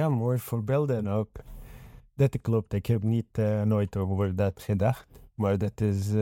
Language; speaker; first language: Dutch; non-native, learner; Arabic